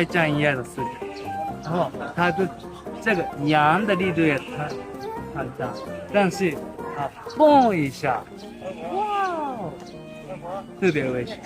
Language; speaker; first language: Chinese; non-native, learner; Japanese